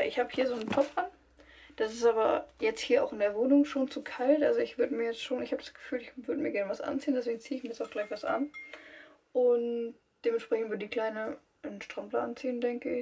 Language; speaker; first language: German; native; German